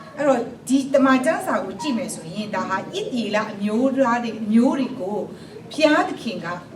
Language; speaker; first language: Burmese; non-native, local second language; Kachin